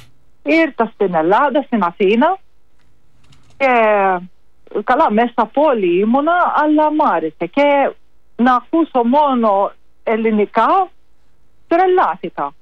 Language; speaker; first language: Greek; non-native, learner; Maltese